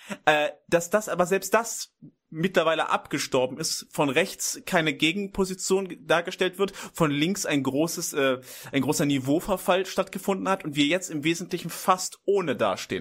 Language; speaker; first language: German; native; German